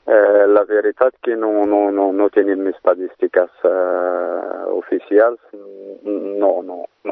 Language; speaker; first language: Catalan; non-native, fluent; Berber languages